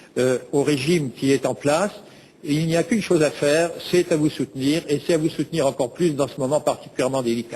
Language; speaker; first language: French; native; French